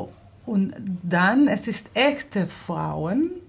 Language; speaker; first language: German; non-native, fluent; Hebrew